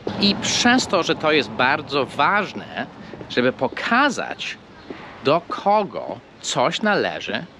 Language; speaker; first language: Polish; non-native, fluent; English